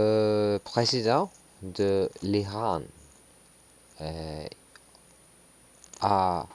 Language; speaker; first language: French; non-native, learner; English